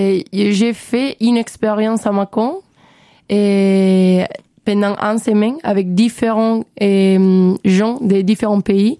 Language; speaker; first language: French; non-native, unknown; Spanish